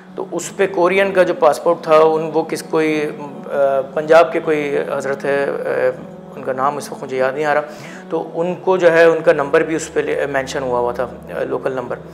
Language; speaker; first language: Urdu; native; Urdu